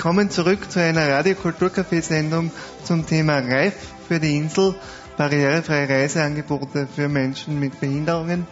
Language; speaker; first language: German; native; German